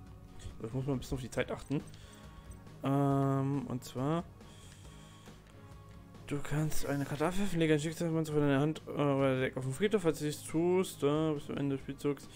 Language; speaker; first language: German; native; German